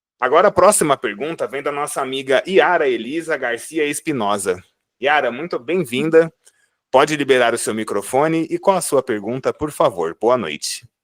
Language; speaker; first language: Portuguese; native; Portuguese